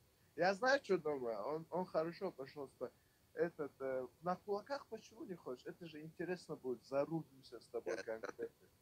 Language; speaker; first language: Russian; non-native, local second language; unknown